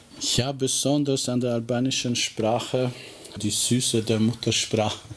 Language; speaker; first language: German; non-native, fluent; Albanian